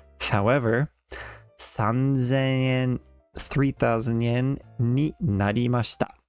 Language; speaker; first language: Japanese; non-native, fluent; English